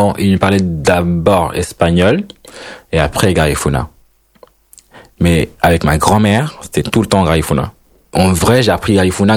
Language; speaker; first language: French; non-native, fluent; Spanish